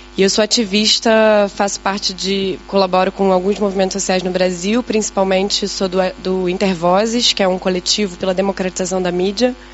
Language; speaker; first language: Portuguese; native; Portuguese